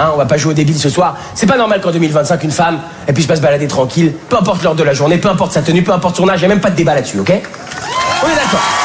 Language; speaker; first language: French; native; French